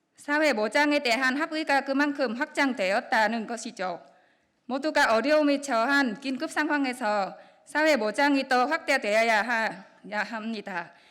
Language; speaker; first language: Korean; non-native, fluent; Vietnamese